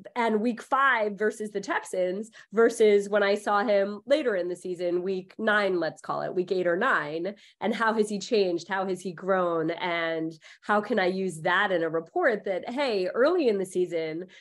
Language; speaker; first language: English; early bilingual, other home language; Hindi